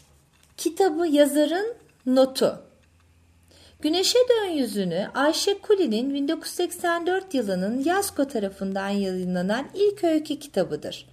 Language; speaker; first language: Turkish; native; Turkish